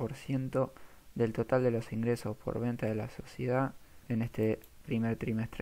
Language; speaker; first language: Spanish; native; Spanish